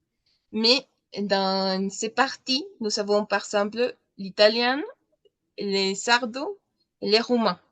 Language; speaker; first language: French; non-native, learner; Spanish